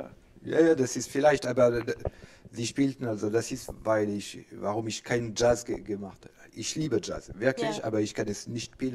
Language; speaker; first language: German; non-native, learner; French